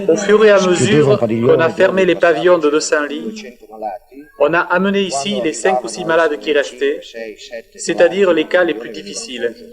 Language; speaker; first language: French; native; French